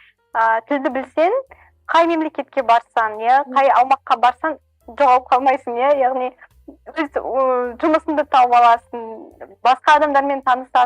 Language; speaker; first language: Kazakh; non-native, local second language; Russian